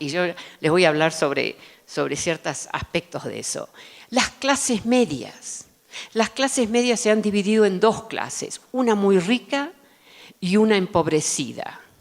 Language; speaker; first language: Spanish; early bilingual, other home language; Dutch